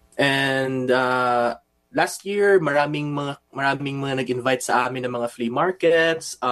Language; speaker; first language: Filipino; non-native, local second language; Cebuano